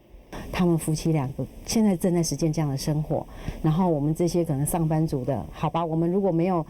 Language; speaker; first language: Chinese; native; Chinese